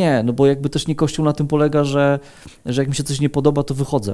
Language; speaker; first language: Polish; native; Polish